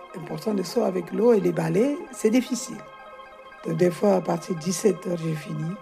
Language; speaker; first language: French; non-native, fluent; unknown